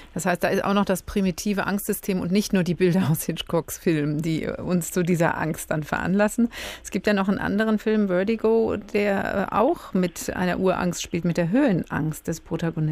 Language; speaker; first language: German; native; German